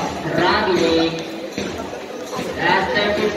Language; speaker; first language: English; non-native, local second language; Filipino